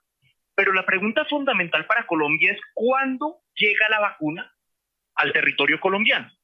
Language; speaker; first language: Spanish; native; Spanish